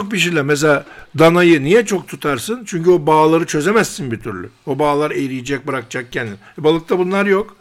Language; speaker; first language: Turkish; native; Turkish